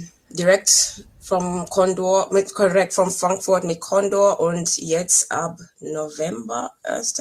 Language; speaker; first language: German; non-native, fluent; English